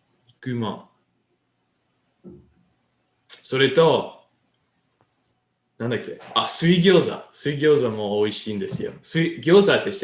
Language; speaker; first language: Japanese; non-native, learner; English